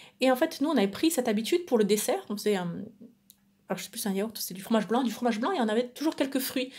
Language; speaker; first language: French; native; French